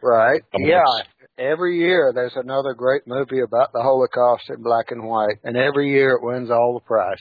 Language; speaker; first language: English; native; English